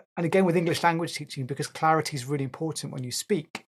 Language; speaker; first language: English; native; English